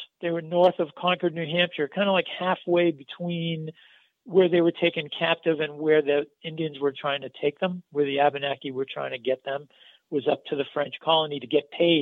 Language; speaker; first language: English; native; English